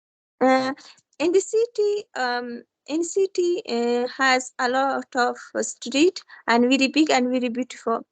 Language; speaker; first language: English; non-native, learner; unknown